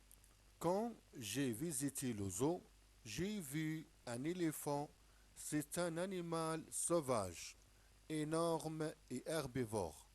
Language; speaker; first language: French; non-native, local second language; Arabic